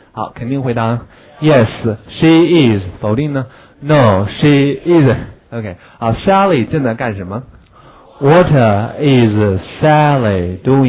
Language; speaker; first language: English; non-native, fluent; Chinese